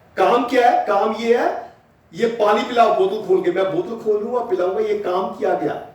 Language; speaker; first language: Hindi; non-native, local second language; Punjabi